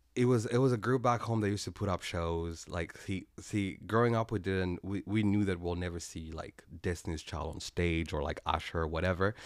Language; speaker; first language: English; non-native, local second language; Kinyarwanda